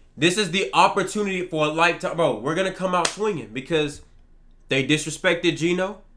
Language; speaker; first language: English; native; English